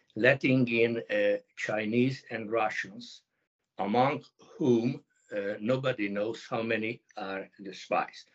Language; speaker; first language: English; non-native, fluent; Hungarian